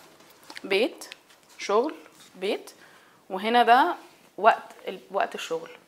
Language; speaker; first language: German; non-native, learner; Arabic